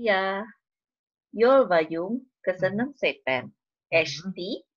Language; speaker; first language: Hungarian; non-native, learner; Indonesian